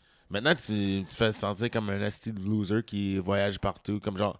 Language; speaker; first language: French; native; French